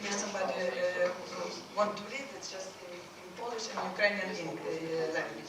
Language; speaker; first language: English; non-native, learner; Ukrainian